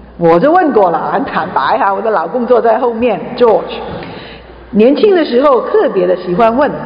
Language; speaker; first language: Chinese; non-native, local second language; Cantonese